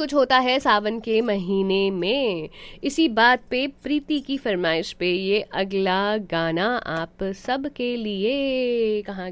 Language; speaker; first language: Hindi; native; Hindi